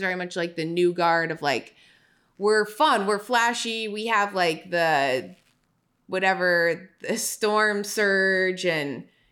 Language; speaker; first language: English; native; English